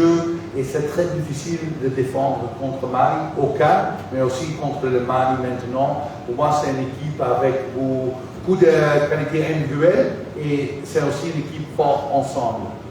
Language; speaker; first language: French; non-native, fluent; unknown